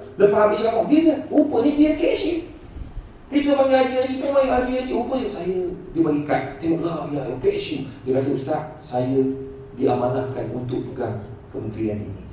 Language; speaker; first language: Malay; native; Malay